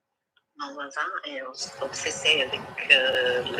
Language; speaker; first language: French; non-native, learner; Turkish